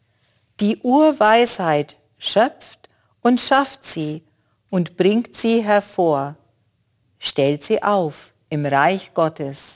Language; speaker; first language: German; native; German